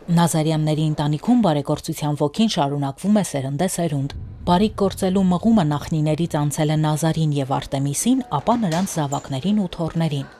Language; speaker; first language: Armenian; native; Armenian